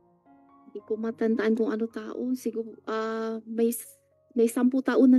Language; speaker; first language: Filipino; non-native, learner; Chinese